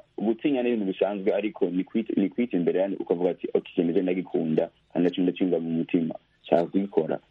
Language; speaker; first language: Rundi; early bilingual, heritage; Rundi